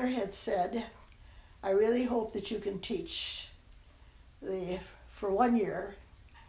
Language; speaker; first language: English; non-native, local second language; German